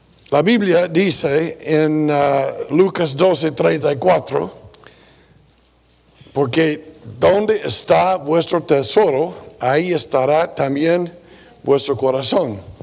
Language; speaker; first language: Spanish; non-native, fluent; English